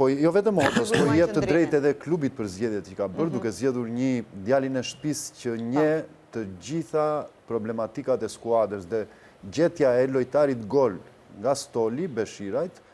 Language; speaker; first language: Albanian; native; Albanian